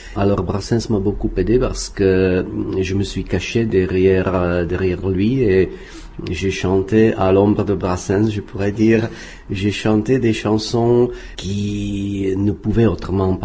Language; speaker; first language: French; non-native, fluent; Czech